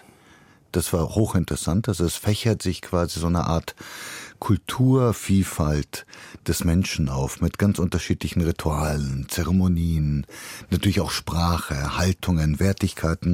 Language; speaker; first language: German; early bilingual, other home language; Bulgarian